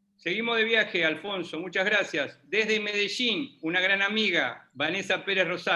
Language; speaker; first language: Spanish; native; Spanish